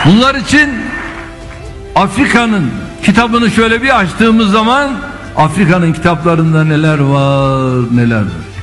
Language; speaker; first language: Turkish; native; Turkish